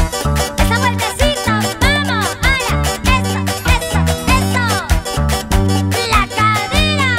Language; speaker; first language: Spanish; native; Spanish